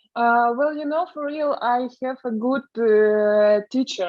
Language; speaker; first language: English; non-native, learner; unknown